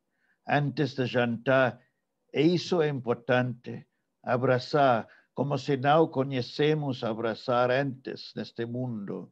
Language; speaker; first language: Portuguese; non-native, fluent; English